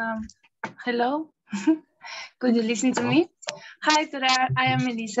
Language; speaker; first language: English; non-native, learner; Spanish